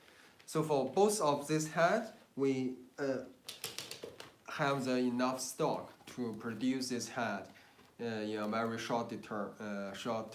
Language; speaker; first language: English; non-native, learner; Chinese